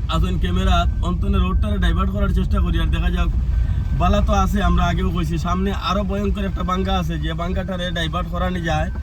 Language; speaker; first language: Bangla; non-native, local second language; Sylheti